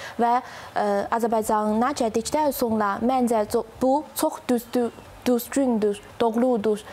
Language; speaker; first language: Azerbaijani; non-native, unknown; Chinese